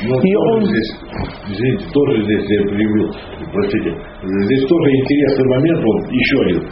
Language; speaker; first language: Russian; native; Russian